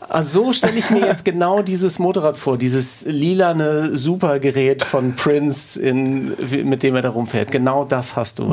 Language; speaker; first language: German; native; German